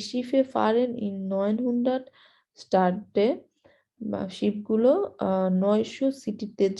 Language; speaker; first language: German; non-native, learner; Bangla